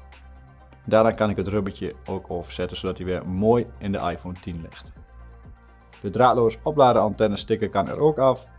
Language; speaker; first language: Dutch; native; Dutch